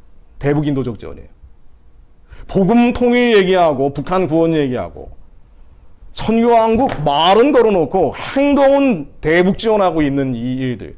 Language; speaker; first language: Korean; native; Korean